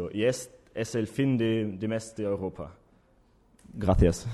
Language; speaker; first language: Spanish; non-native, learner; German